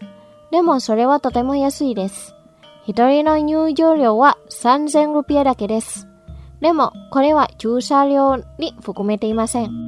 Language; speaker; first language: Japanese; non-native, fluent; Indonesian